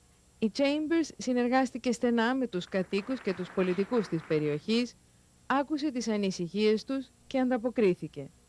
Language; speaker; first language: Greek; native; Greek